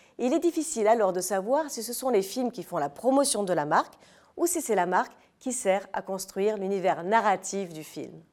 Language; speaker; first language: French; native; French